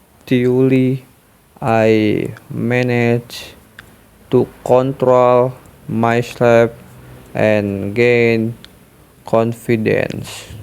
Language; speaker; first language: English; non-native, learner; Indonesian